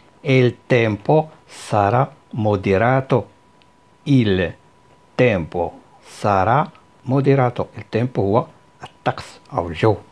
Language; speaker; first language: Italian; non-native, fluent; Arabic